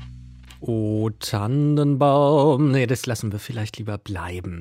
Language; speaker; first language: German; native; German